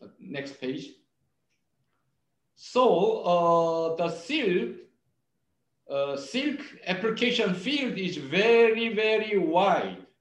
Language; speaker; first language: English; non-native, learner; Korean